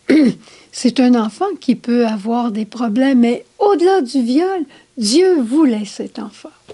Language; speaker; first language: French; native; French